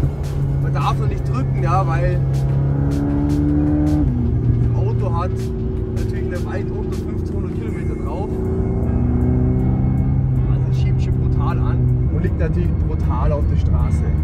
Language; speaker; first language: German; native; German